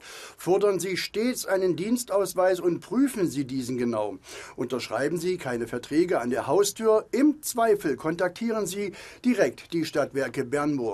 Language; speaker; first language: German; native; German